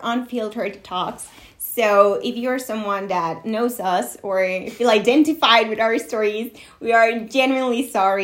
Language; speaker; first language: English; non-native, fluent; Spanish